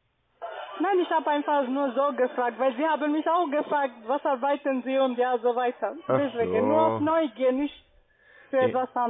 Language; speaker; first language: German; non-native, learner; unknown